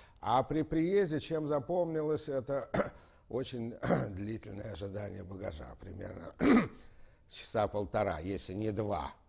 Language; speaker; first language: Russian; native; Russian